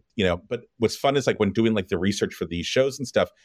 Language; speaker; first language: English; native; English